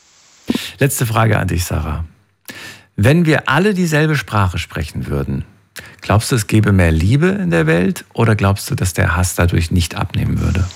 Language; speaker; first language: German; native; German